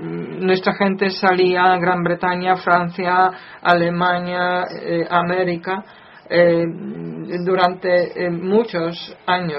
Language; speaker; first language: Spanish; non-native, fluent; Polish